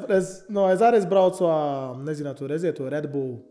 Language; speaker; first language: Latvian; non-native, learner; Portuguese